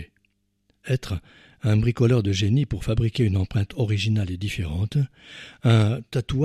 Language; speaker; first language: French; native; French